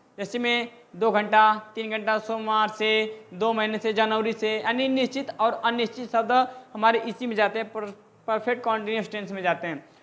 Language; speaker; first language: Hindi; native; Hindi